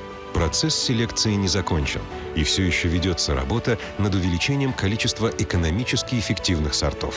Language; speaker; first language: Russian; native; Russian